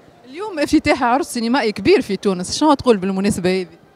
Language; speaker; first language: Arabic; native; Arabic